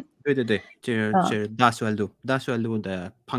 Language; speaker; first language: Chinese; non-native, learner; Finnish